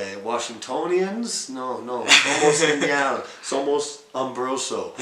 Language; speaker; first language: Spanish; non-native, learner; English